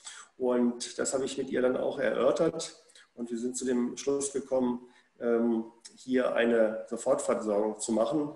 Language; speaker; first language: German; native; German